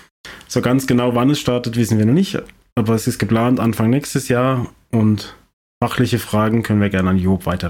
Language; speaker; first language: German; native; German